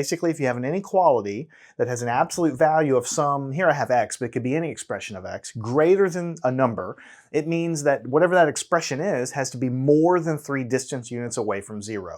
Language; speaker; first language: English; native; English